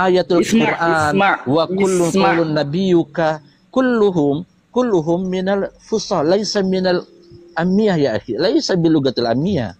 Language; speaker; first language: Arabic; non-native, learner; Indonesian